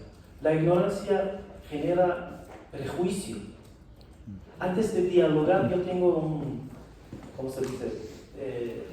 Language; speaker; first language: Spanish; non-native, fluent; Persian